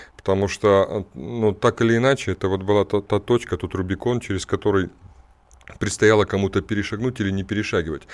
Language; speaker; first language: Russian; native; Russian